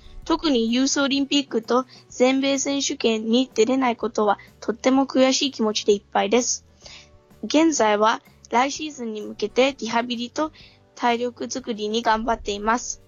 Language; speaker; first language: Japanese; early bilingual, other home language; English